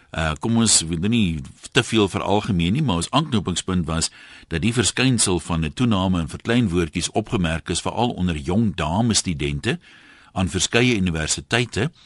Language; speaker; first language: Afrikaans; native; Afrikaans